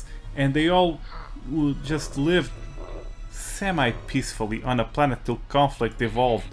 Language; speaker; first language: English; non-native, fluent; Portuguese